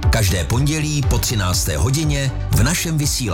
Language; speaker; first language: Czech; native; Czech